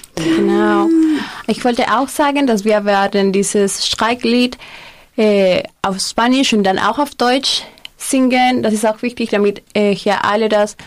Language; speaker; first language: German; non-native, learner; Spanish